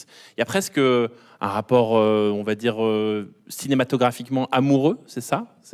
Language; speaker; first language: French; native; French